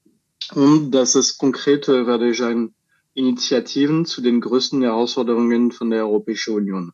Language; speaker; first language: German; non-native, learner; French